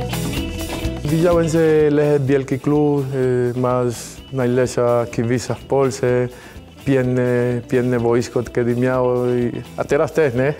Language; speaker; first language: Polish; non-native, fluent; Spanish